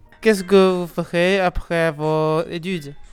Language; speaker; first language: French; non-native, learner; Chinese